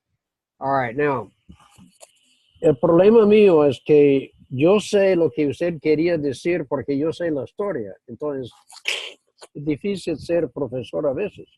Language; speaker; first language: Spanish; non-native, fluent; English